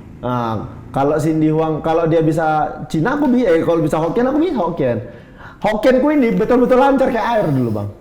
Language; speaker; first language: Indonesian; non-native, local second language; Min Nan Chinese